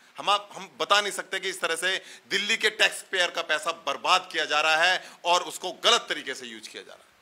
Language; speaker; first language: Hindi; native; Hindi